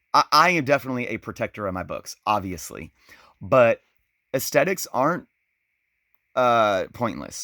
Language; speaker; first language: English; native; English